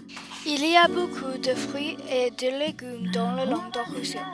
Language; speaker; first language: French; non-native, learner; English